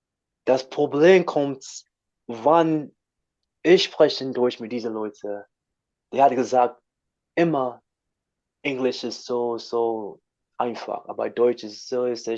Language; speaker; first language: German; non-native, learner; English